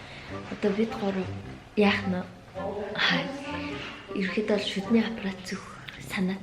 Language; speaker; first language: Mongolian; native; Mongolian